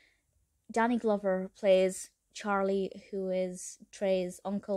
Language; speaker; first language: English; native; English